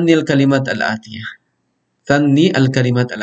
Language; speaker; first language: Arabic; non-native, fluent; Filipino